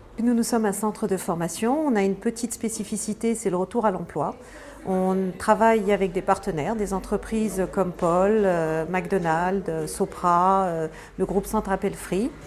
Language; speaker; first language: French; native; French